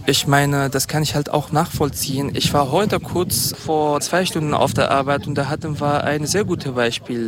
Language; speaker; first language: German; non-native, fluent; Kurdish